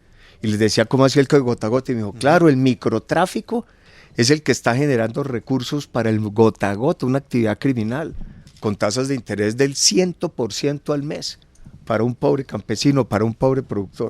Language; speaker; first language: Spanish; native; Spanish